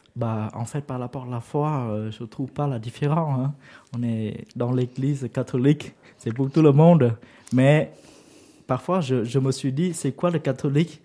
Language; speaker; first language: French; non-native, learner; Vietnamese